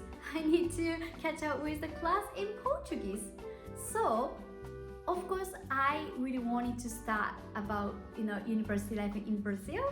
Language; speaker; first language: English; non-native, fluent; Japanese